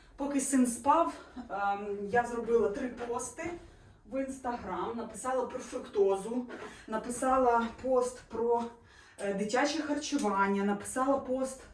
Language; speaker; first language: Ukrainian; non-native, local second language; Russian